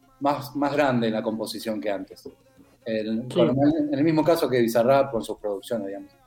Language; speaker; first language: Spanish; native; Spanish